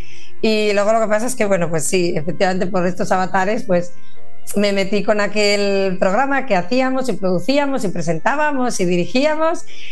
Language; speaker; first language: Spanish; native; Spanish